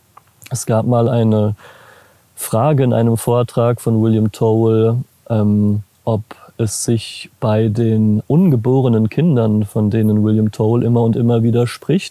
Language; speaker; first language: German; native; German